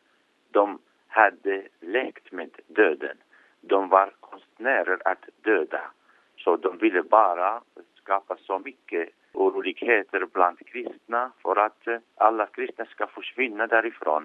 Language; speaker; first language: Swedish; non-native, fluent; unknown